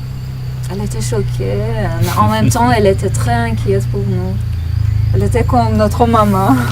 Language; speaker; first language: French; non-native, learner; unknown